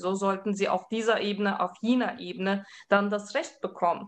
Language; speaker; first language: German; early bilingual, other home language; Turkish